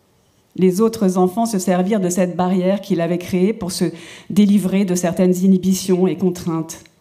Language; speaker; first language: French; native; French